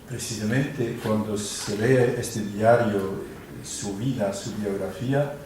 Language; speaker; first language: Spanish; non-native, fluent; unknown